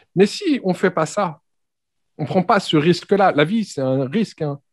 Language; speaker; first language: French; native; French